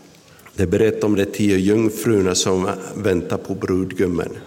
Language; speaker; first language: Swedish; non-native, local second language; Finnish